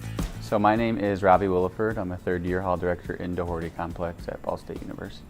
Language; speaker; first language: English; native; English